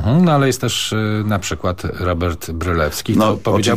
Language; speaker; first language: Polish; native; Polish